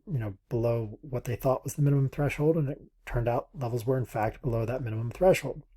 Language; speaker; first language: English; native; English